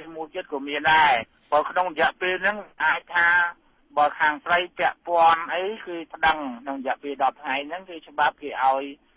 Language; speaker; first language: Khmer; native; Khmer